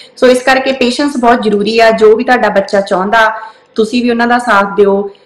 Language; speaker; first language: Punjabi; native; Punjabi